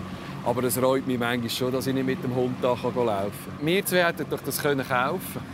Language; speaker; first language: German; native; German